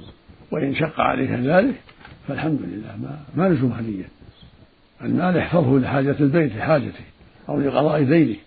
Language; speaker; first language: Arabic; native; Arabic